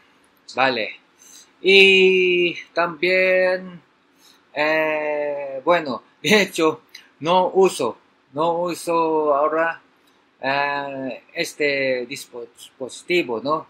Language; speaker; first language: Spanish; non-native, learner; Filipino